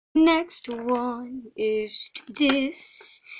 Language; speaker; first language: English; non-native, fluent; Swedish